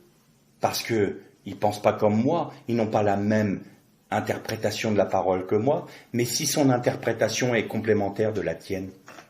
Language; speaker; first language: French; native; French